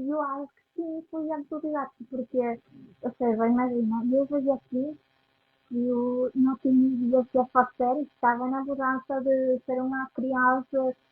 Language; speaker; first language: Portuguese; non-native, fluent; Spanish